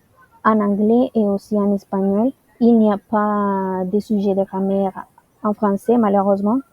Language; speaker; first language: French; non-native, learner; Spanish